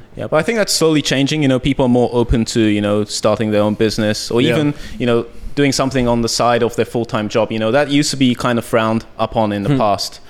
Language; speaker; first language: English; early bilingual, heritage; Japanese